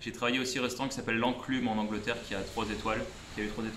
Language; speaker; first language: French; native; French